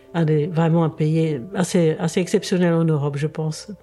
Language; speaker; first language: French; early bilingual, other home language; Czech